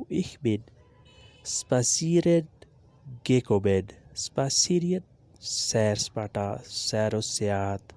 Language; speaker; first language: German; non-native, learner; Urdu